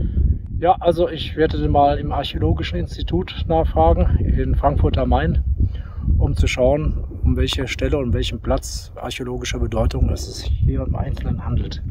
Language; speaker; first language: German; native; German